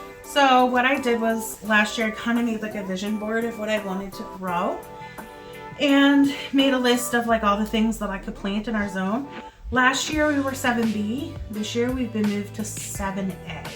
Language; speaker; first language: English; native; English